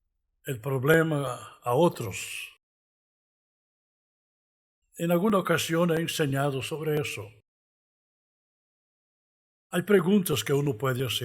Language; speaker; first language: Spanish; non-native, fluent; Portuguese